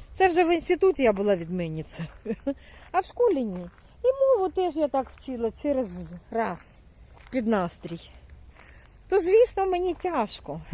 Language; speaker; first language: Ukrainian; non-native, local second language; Russian